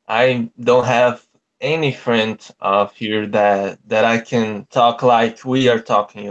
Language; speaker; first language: English; non-native, learner; Portuguese